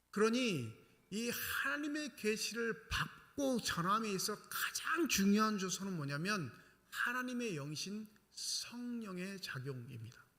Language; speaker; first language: Korean; native; Korean